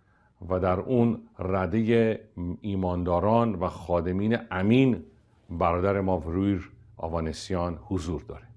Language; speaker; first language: Persian; native; Persian